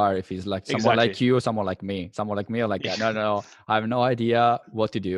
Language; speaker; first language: English; non-native, fluent; Italian